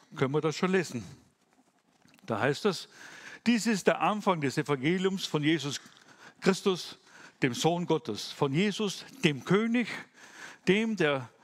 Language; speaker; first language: German; native; German